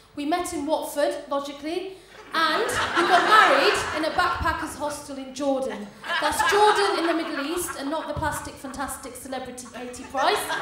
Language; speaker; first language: English; native; English